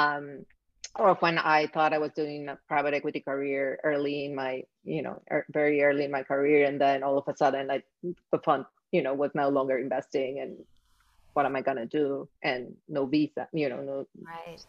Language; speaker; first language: English; non-native, fluent; Spanish